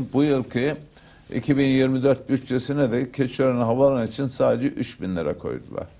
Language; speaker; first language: Turkish; native; Turkish